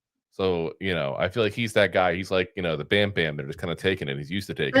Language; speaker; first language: English; native; English